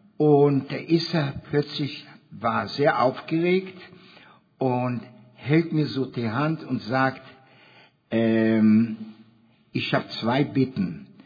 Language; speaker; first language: German; early bilingual, heritage; German